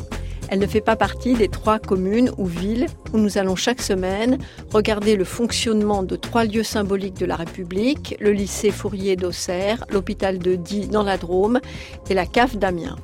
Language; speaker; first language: French; native; French